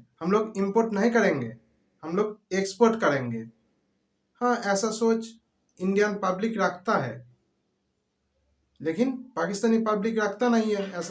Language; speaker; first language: Hindi; non-native, local second language; Bangla